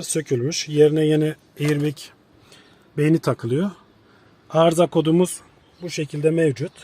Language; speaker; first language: Turkish; native; Turkish